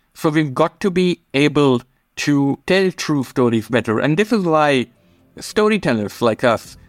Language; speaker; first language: English; non-native, local second language; Gujarati